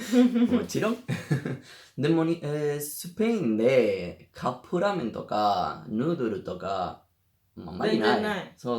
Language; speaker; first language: Japanese; non-native, learner; Spanish